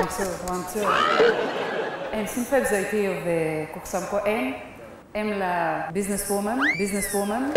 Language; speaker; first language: Vietnamese; non-native, fluent; French